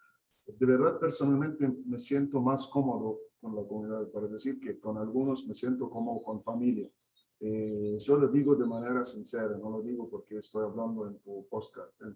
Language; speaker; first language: Spanish; non-native, fluent; Arabic